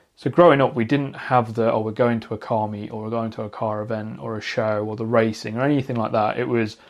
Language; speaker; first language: English; native; English